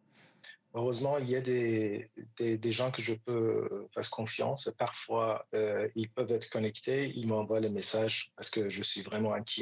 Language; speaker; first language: French; non-native, fluent; Persian